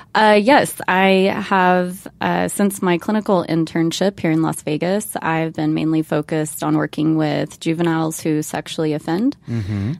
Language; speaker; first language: English; native; English